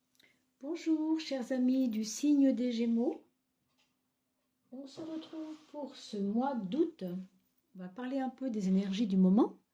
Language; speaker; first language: French; native; French